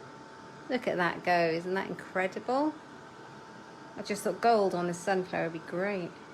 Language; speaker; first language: English; native; English